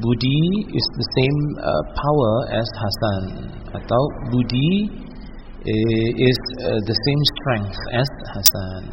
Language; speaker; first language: English; non-native, local second language; Indonesian